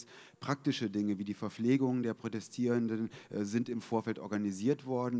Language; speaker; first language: German; native; German